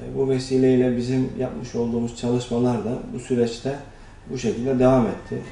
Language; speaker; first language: Turkish; native; Turkish